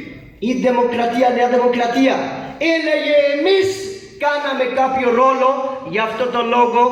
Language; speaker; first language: Greek; non-native, fluent; Urdu